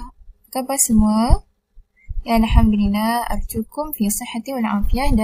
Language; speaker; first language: Arabic; non-native, learner; Malay